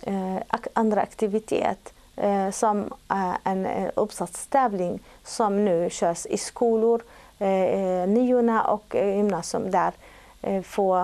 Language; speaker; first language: Swedish; non-native, fluent; Arabic